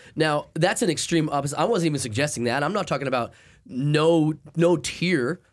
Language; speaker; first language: English; native; English